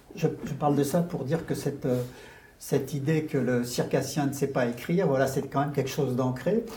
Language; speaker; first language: French; native; French